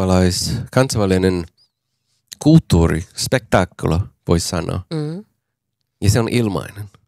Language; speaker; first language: Finnish; non-native, fluent; English